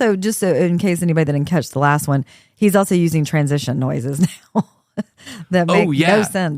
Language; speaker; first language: English; native; English